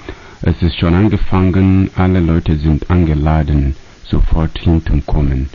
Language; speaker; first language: German; non-native, learner; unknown